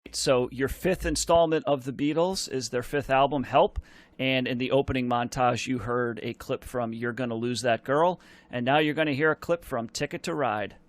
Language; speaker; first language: English; native; English